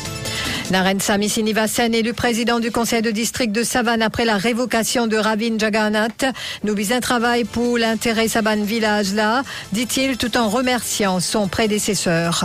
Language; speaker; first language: French; non-native, local second language; Morisyen